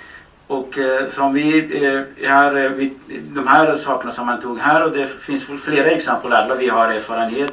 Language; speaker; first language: Swedish; non-native, fluent; Baluchi